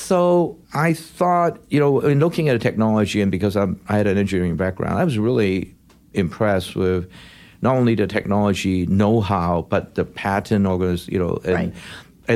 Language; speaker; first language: English; non-native, local second language; Cantonese